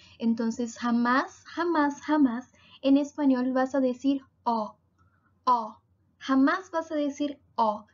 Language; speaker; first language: Spanish; non-native, fluent; Portuguese